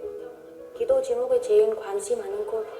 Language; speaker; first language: Korean; non-native, learner; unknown